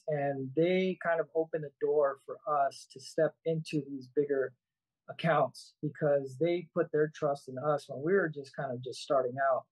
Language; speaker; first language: English; native; English